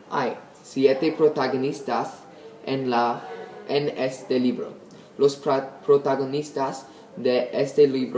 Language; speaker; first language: Spanish; non-native, learner; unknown